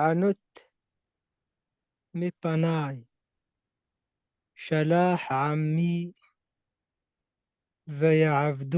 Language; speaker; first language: Hebrew; non-native, learner; English